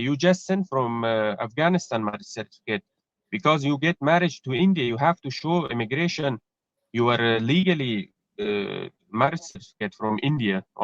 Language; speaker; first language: English; non-native, learner; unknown